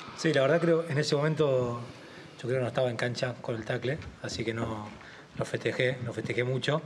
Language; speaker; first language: Spanish; native; Spanish